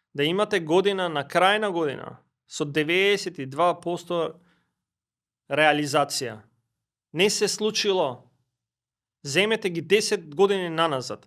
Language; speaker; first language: Macedonian; non-native, local second language; Albanian